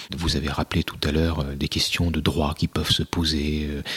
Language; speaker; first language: French; native; French